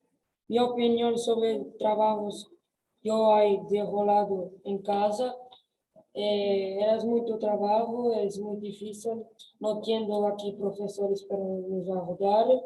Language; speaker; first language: Spanish; non-native, learner; Portuguese